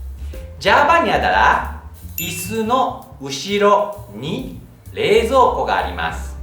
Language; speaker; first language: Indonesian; non-native, fluent; Japanese